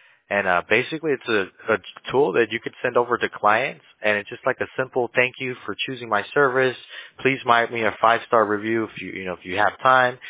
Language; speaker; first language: English; early bilingual, other home language; Spanish